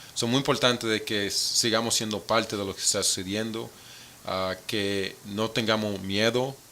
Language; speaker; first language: Spanish; early bilingual, other home language; English